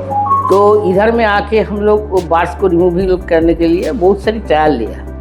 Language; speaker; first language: Hindi; non-native, local second language; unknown